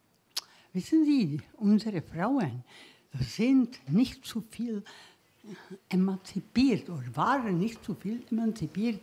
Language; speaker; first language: German; non-native, learner; Czech